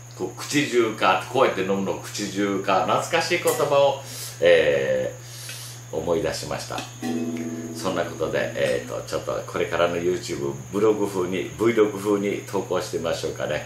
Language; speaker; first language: Japanese; native; Japanese